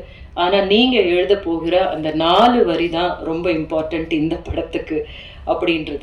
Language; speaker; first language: Tamil; native; Tamil